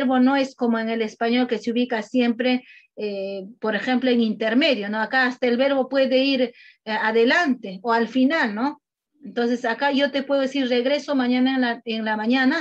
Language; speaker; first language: Spanish; non-native, local second language; Quechua